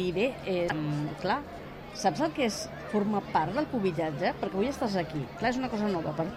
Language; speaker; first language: Catalan; native; Catalan